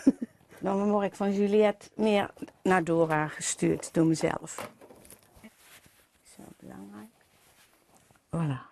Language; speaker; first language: Dutch; native; Dutch